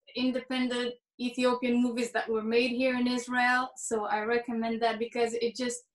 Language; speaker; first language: English; early bilingual, heritage; Hebrew